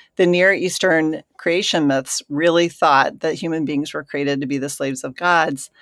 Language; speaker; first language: English; native; English